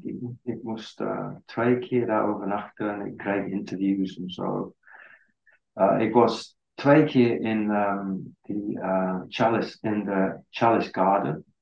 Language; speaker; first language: Dutch; non-native, fluent; English